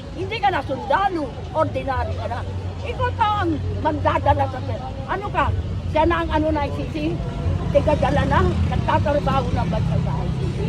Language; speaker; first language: Filipino; non-native, local second language; Iloko